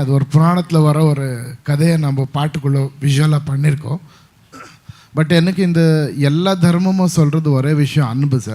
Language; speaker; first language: Tamil; non-native, local second language; Kannada